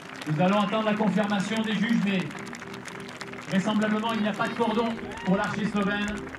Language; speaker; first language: French; native; French